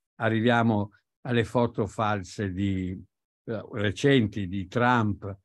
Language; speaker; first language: Italian; native; Italian